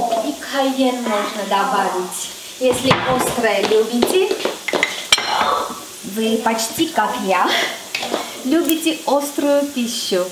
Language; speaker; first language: Russian; non-native, fluent; Armenian